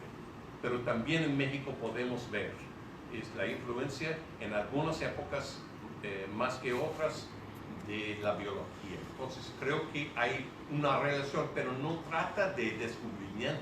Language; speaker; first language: Spanish; non-native, fluent; English